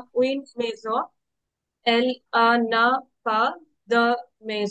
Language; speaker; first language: French; non-native, learner; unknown